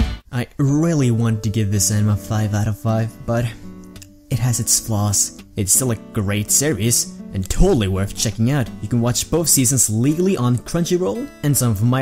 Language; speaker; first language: English; native; English